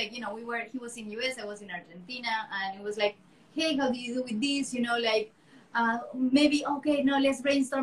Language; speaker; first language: English; native; English